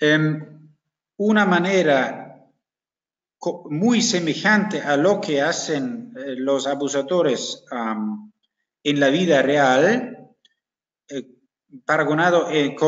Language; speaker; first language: Spanish; non-native, fluent; German